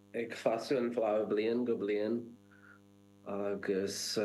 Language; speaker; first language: Irish; non-native, learner; English